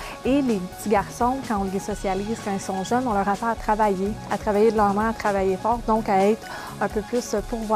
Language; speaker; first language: French; native; French